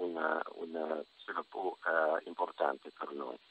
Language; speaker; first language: Italian; non-native, learner; English